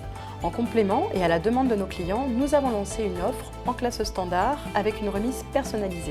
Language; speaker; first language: French; native; French